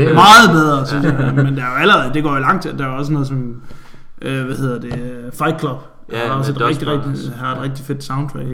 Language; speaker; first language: Danish; native; Danish